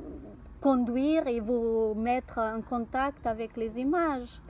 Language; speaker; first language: French; non-native, fluent; Portuguese